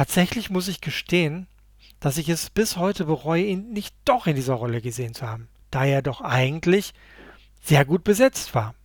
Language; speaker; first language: German; native; German